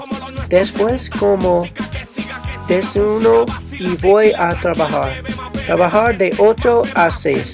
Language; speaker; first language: Spanish; non-native, learner; English